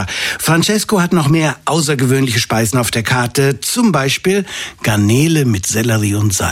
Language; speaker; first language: German; native; German